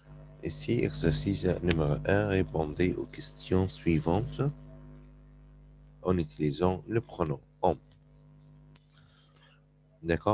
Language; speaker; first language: French; non-native, fluent; Arabic